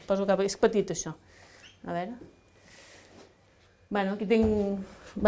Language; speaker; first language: Catalan; native; Catalan